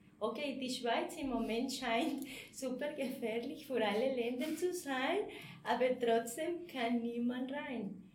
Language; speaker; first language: German; non-native, fluent; Spanish